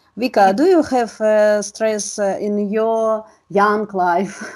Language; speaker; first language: English; non-native, learner; Russian